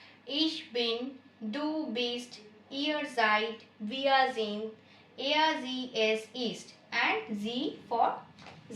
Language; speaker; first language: German; non-native, fluent; Hindi